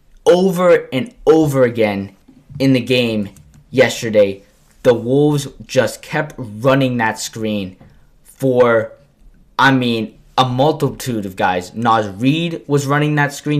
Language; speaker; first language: English; native; English